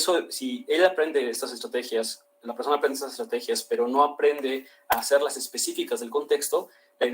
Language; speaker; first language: Spanish; native; Spanish